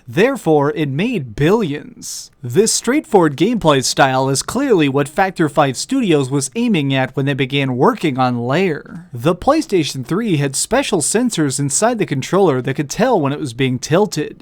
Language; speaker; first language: English; native; English